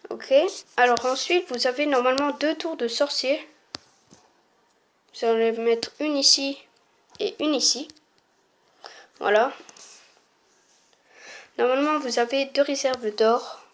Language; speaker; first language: French; native; French